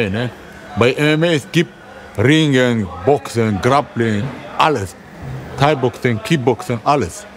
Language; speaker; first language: German; non-native, learner; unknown